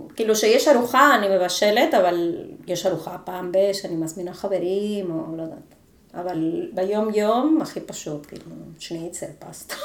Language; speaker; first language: Hebrew; non-native, fluent; Spanish